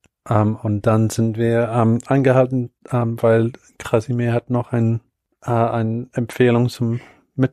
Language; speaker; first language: German; non-native, fluent; Bulgarian